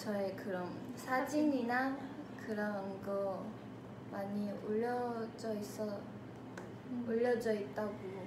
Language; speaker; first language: Korean; non-native, fluent; Chinese